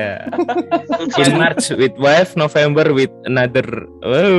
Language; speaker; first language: English; non-native, learner; Indonesian